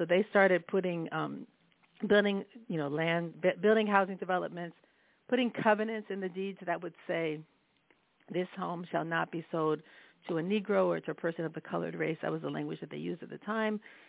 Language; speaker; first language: English; native; English